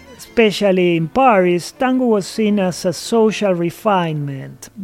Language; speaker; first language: English; non-native, fluent; Spanish